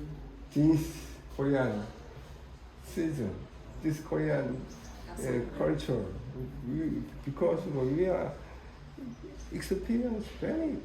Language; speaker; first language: English; non-native, learner; Korean